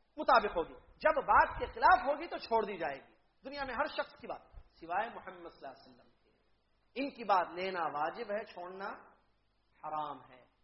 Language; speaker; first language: Urdu; native; Urdu